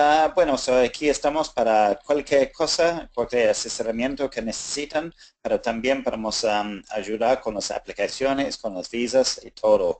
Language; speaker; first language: Spanish; non-native, fluent; English